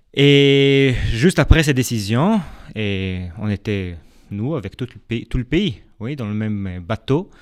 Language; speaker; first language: French; non-native, fluent; Hebrew